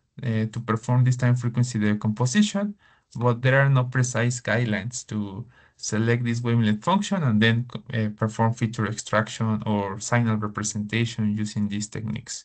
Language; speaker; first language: English; non-native, fluent; Spanish